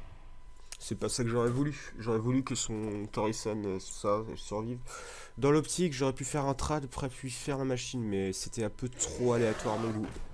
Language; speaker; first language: French; native; French